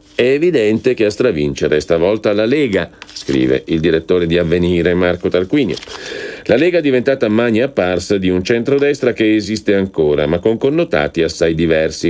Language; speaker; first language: Italian; native; Italian